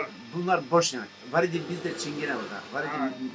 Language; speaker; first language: Turkish; non-native, local second language; Albanian